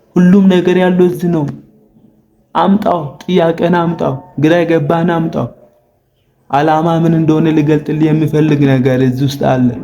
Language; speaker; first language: Amharic; native; Amharic